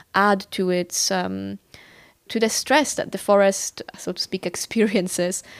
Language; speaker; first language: English; non-native, fluent; Polish